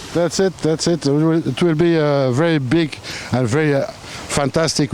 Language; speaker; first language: English; non-native, fluent; French